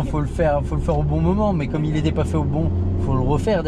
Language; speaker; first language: French; native; French